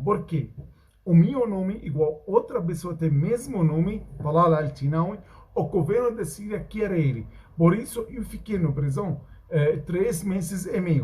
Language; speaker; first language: Portuguese; non-native, learner; Arabic